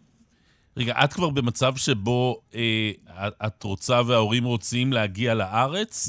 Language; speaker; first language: Hebrew; native; Hebrew